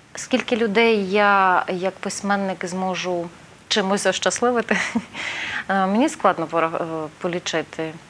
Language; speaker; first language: Ukrainian; native; Ukrainian